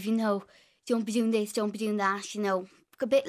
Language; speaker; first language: English; native; English